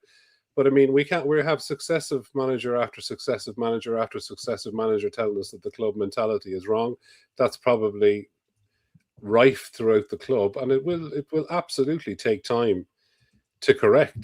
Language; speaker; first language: English; native; English